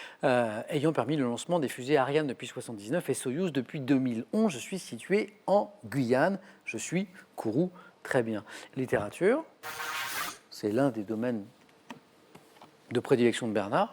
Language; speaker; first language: French; native; French